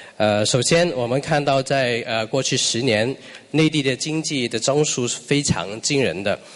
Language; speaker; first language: Chinese; non-native, local second language; Cantonese